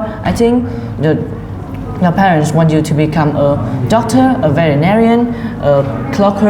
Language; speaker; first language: English; non-native, learner; Vietnamese